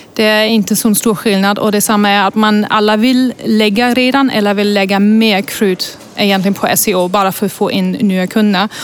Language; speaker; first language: Swedish; non-native, fluent; German